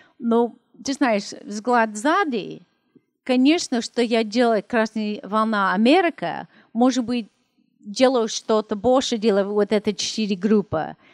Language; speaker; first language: Russian; non-native, learner; English